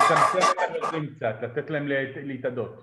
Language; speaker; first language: Hebrew; native; Hebrew